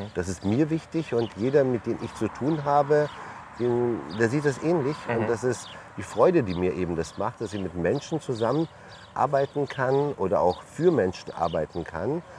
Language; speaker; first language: German; early bilingual, other home language; Turkish